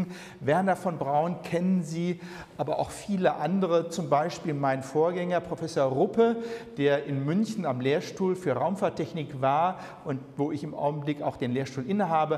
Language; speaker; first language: German; native; German